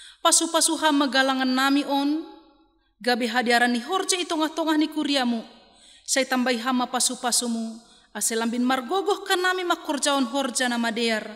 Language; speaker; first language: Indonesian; non-native, local second language; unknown